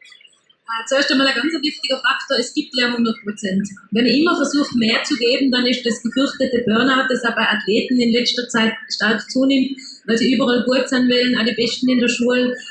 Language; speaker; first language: German; native; German